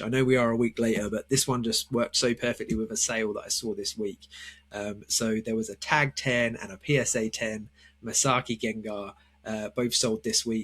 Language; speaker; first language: English; native; English